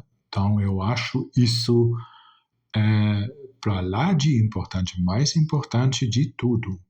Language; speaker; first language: Portuguese; non-native, fluent; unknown